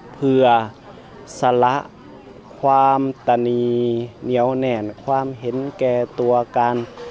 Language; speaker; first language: Lao; native; Lao